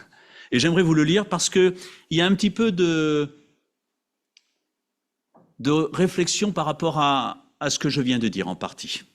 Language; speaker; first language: French; native; French